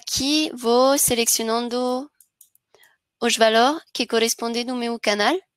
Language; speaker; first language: Spanish; non-native, learner; French